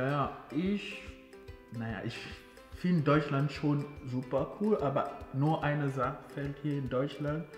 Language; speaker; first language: German; non-native, fluent; Ewe